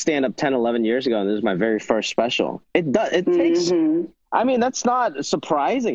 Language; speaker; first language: English; non-native, local second language; Wu Chinese